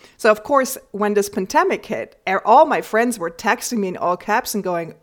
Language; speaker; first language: English; non-native, fluent; German